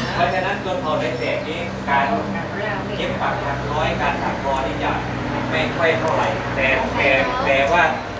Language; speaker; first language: Thai; non-native, local second language; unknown